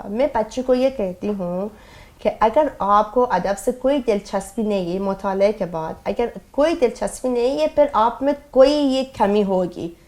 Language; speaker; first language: Urdu; non-native, fluent; Persian